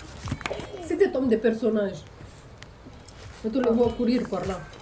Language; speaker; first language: French; non-native, learner; Romanian